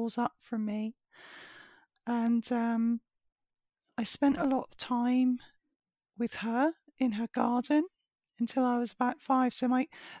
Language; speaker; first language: English; native; English